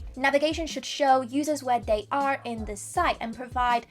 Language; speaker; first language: English; non-native, fluent; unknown